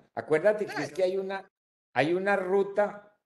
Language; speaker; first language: Spanish; native; Spanish